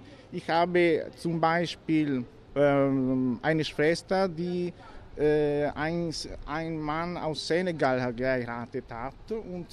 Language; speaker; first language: German; non-native, learner; Italian